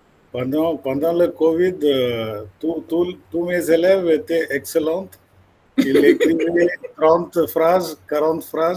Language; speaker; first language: French; non-native, fluent; Malayalam